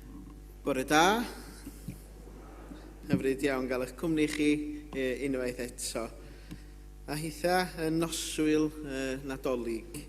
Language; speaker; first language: Welsh; native; Welsh